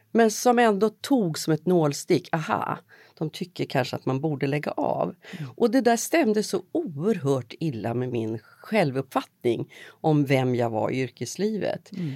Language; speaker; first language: Swedish; native; Swedish